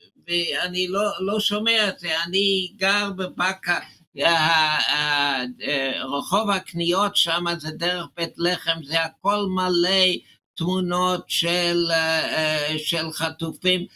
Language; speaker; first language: Hebrew; non-native, fluent; English